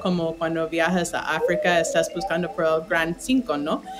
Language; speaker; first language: Spanish; non-native, fluent; English